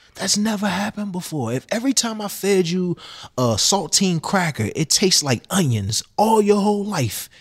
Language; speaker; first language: English; native; English